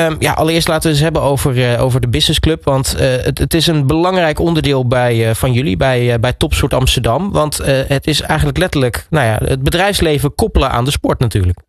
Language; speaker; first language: Dutch; native; Dutch